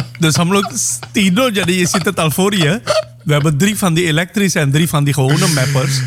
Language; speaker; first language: Dutch; non-native, local second language; Caribbean Hindustani